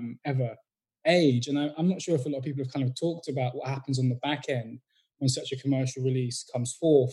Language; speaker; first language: English; native; English